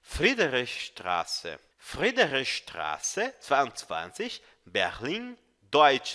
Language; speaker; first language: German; non-native, fluent; Portuguese